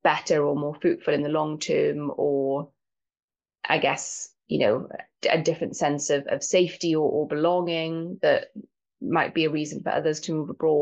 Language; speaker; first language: English; native; English